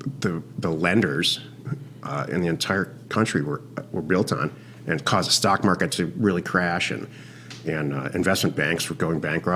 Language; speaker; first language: English; native; English